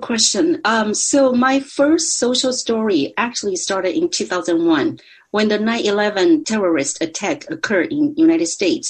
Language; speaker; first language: English; non-native, fluent; Chinese